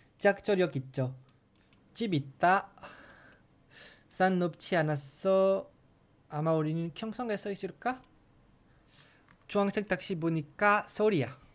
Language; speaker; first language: Korean; non-native, learner; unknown